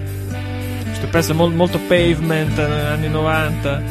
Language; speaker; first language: Italian; native; Italian